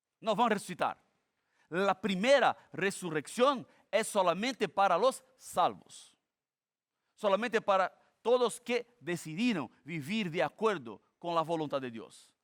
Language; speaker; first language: Spanish; non-native, fluent; Portuguese